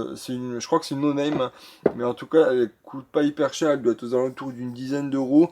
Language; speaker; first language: French; native; French